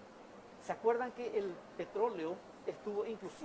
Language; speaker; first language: Spanish; native; Spanish